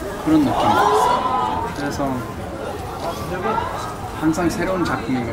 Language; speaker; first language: Korean; early bilingual, heritage; Korean